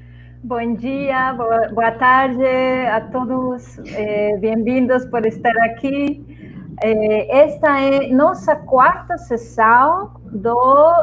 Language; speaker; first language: Portuguese; non-native, fluent; Spanish